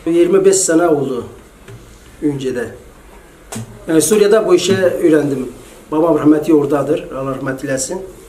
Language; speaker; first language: Turkish; non-native, learner; Kurdish